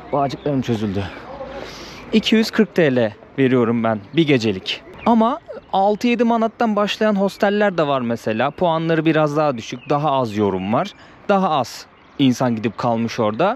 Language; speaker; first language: Turkish; native; Turkish